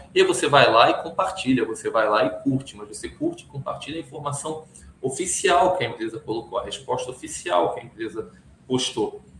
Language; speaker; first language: Portuguese; early bilingual, other home language; Hebrew